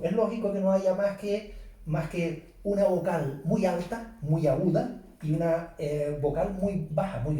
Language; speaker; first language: Spanish; native; Spanish